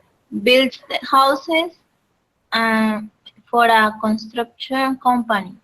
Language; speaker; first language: English; non-native, learner; Spanish